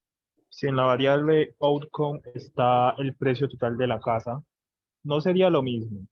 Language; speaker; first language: Spanish; native; Spanish